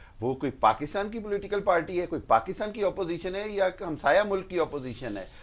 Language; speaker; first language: Urdu; non-native, local second language; Punjabi